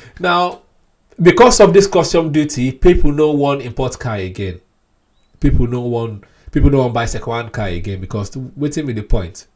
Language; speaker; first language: Nigerian Pidgin; non-native, local second language; Yoruba